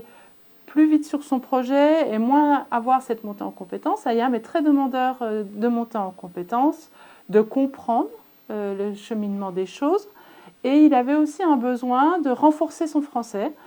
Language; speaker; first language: French; native; French